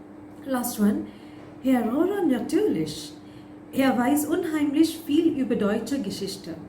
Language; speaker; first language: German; non-native, fluent; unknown